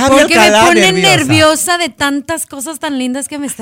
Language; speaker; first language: Spanish; native; Spanish